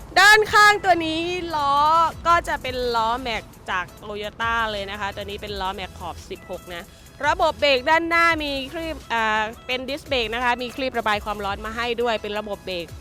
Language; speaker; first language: Thai; native; Thai